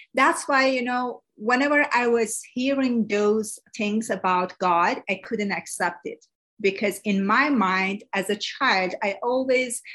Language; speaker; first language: English; non-native, fluent; Persian